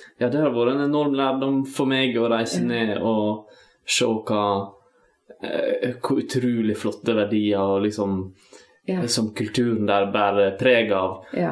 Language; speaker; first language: Norwegian; native; Norwegian